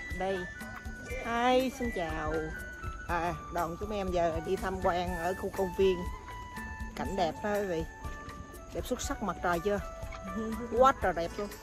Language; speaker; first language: Vietnamese; native; Vietnamese